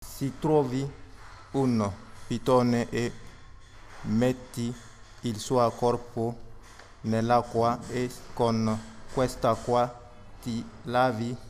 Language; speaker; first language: Italian; non-native, learner; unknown